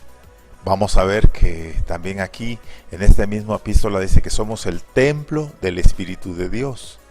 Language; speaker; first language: Spanish; native; Spanish